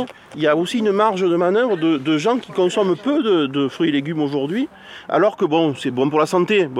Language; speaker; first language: French; native; French